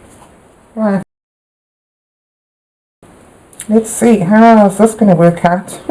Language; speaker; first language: English; native; English